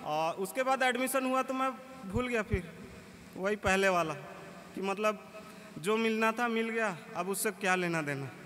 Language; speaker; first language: Hindi; native; Hindi